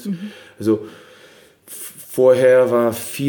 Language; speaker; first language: German; non-native, fluent; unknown